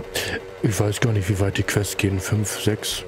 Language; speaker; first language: German; native; German